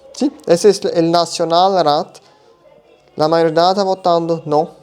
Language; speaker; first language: Spanish; non-native, learner; German